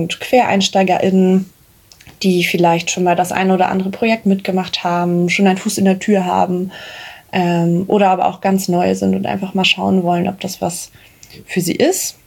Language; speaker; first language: German; native; German